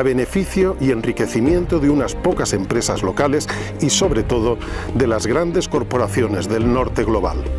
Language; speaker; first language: Spanish; native; Spanish